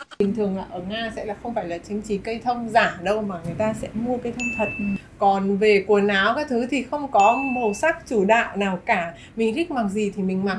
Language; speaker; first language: Vietnamese; non-native, fluent; Russian